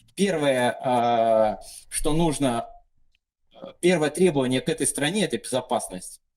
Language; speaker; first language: Russian; native; Russian